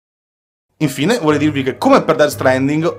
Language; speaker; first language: Italian; native; Italian